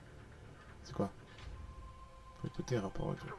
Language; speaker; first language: French; native; French